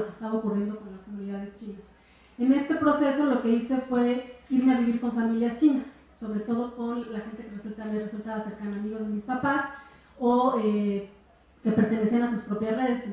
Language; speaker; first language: Spanish; native; Spanish